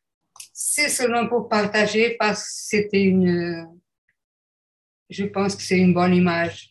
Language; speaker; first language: French; non-native, fluent; Portuguese